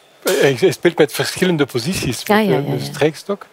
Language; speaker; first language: Dutch; non-native, fluent; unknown